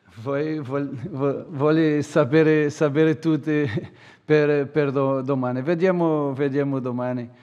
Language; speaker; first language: Italian; non-native, learner; Portuguese